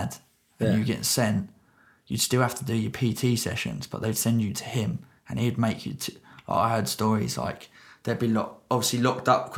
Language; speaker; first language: English; native; English